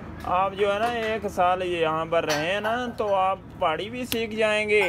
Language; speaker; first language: Hindi; non-native, local second language; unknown